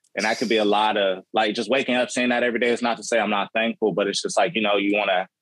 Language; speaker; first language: English; native; English